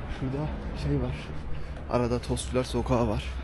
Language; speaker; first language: Turkish; native; Turkish